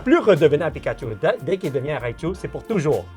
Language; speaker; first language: French; native; French